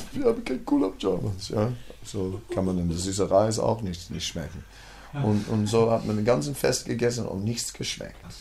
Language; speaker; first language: German; non-native, fluent; Dutch